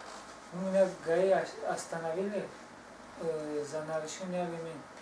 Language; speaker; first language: Russian; non-native, learner; Tajik